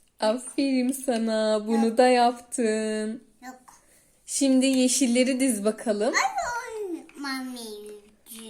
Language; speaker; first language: Turkish; native; Turkish